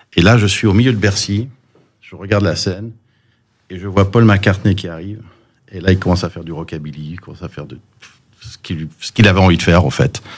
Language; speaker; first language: French; early bilingual, other home language; English